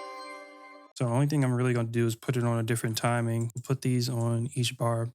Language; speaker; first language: English; native; English